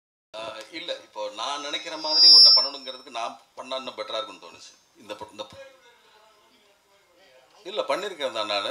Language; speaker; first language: Tamil; native; Tamil